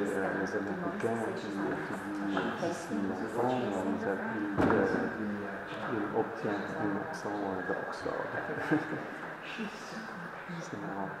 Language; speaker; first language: French; non-native, fluent; English